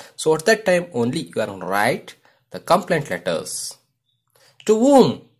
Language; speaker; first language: English; non-native, local second language; Kannada